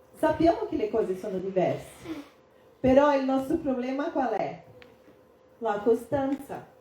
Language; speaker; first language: Italian; non-native, fluent; Portuguese